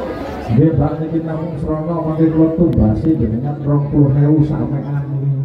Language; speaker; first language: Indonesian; non-native, local second language; Javanese